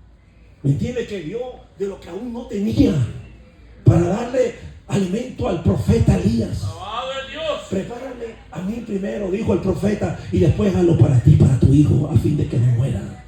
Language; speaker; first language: Spanish; native; Spanish